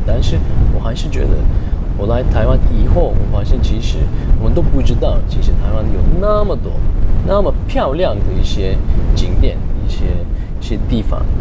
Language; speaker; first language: Chinese; non-native, fluent; Turkish